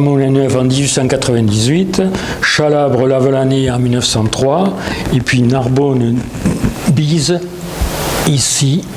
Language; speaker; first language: French; native; French